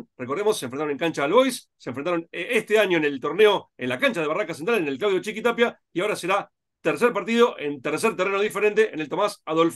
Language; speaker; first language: Spanish; native; Spanish